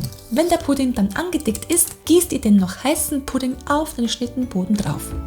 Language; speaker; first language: German; native; German